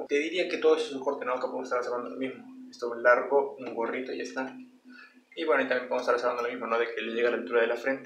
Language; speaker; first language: Spanish; native; Spanish